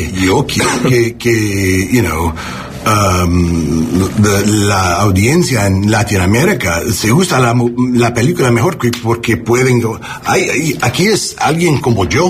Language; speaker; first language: Spanish; early bilingual, heritage; English